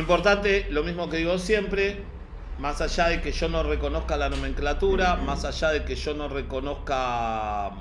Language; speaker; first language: Spanish; native; Spanish